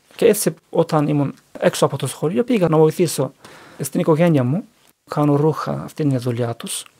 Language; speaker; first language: Greek; non-native, learner; Turkish